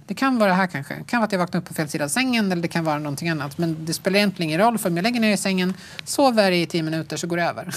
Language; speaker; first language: Swedish; native; Swedish